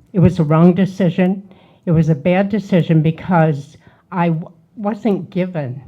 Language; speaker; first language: English; native; English